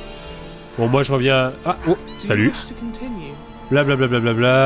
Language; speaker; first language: French; native; French